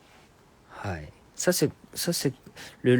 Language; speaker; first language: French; non-native, learner; Japanese